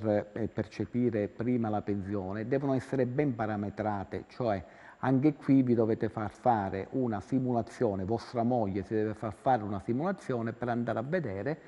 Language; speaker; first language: Italian; native; Italian